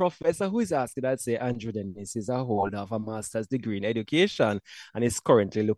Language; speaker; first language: English; non-native, local second language; Jamaican Creole English